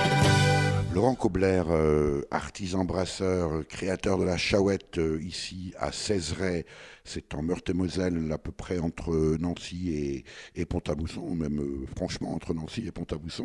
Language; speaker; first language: French; native; French